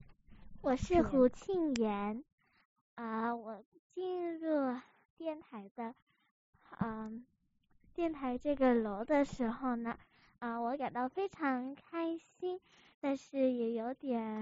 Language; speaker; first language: Chinese; early bilingual, heritage; Chinese